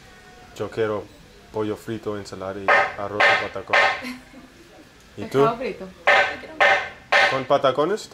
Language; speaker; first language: Spanish; non-native, learner; English